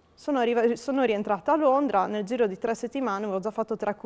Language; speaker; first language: Italian; native; Italian